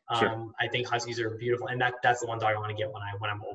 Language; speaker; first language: English; native; English